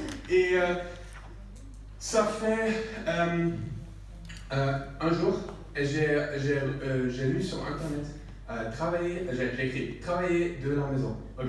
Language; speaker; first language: French; non-native, learner; English